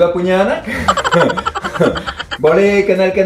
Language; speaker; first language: Indonesian; non-native, fluent; French